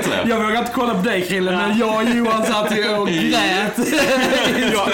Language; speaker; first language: Swedish; native; Swedish